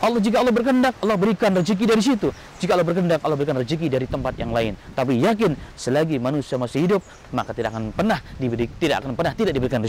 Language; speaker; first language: Indonesian; native; Indonesian